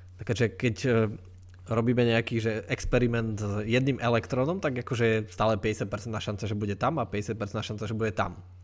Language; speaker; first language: Slovak; native; Slovak